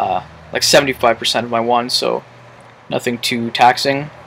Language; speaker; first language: English; native; English